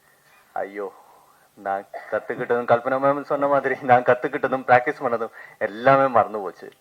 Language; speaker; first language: Tamil; non-native, learner; Malayalam